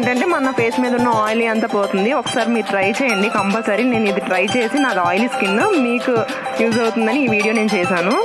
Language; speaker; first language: Telugu; native; Telugu